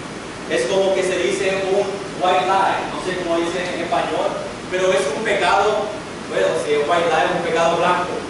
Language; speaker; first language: Spanish; non-native, fluent; English